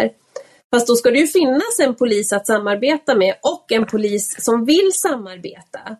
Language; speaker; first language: Swedish; native; Swedish